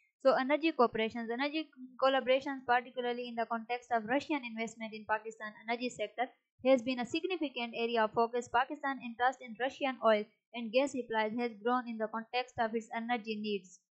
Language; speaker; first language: English; non-native, local second language; Urdu